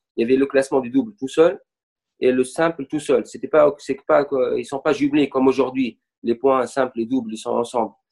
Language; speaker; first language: French; non-native, local second language; Arabic